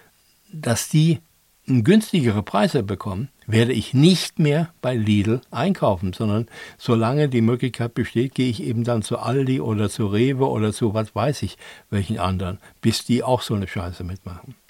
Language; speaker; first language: German; native; German